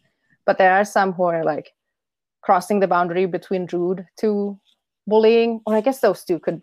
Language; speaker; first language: English; non-native, fluent; Indonesian